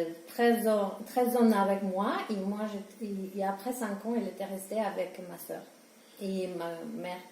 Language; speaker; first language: French; non-native, learner; Ukrainian